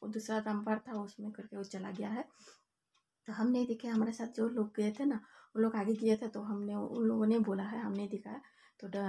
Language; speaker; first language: Hindi; non-native, local second language; Bangla